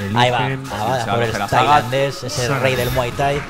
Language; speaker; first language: Spanish; native; Spanish